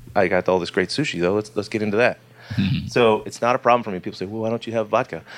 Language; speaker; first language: English; native; English